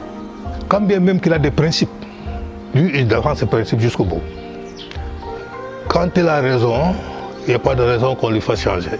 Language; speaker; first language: French; non-native, local second language; Wolof